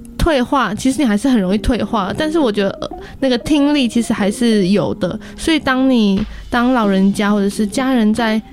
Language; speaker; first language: Chinese; non-native, local second language; Amis